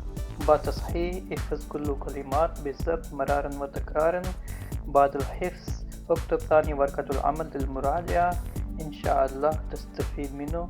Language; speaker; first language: Arabic; non-native, learner; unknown